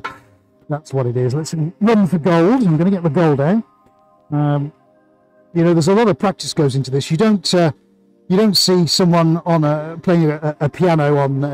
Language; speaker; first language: English; native; English